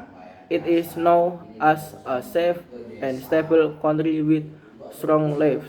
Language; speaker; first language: English; non-native, learner; Indonesian